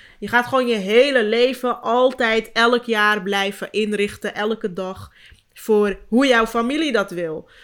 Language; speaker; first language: Dutch; early bilingual, other home language; Turkish